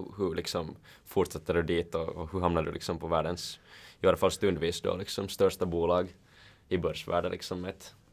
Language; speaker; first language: Swedish; native; Swedish